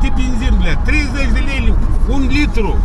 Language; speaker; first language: Romanian; non-native, local second language; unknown